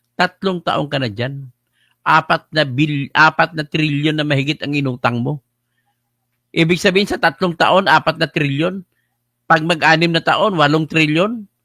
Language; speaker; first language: Filipino; non-native, local second language; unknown